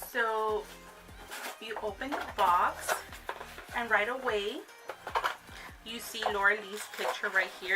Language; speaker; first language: English; native; English